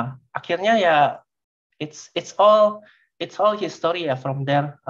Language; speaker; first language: English; non-native, fluent; Indonesian